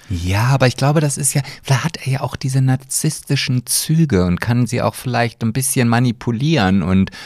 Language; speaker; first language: German; early bilingual, other home language; Polish